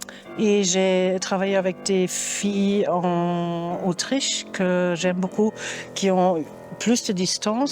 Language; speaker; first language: French; non-native, fluent; German